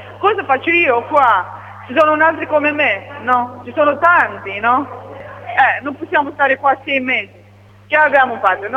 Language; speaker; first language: Italian; non-native, learner; Romanian